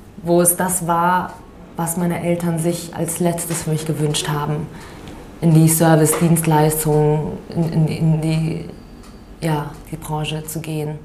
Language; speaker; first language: German; early bilingual, other home language; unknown